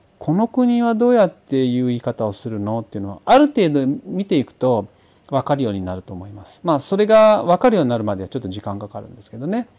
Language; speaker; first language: Japanese; early bilingual, heritage; Portuguese